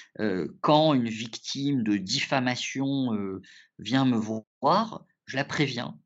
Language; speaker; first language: French; early bilingual, other home language; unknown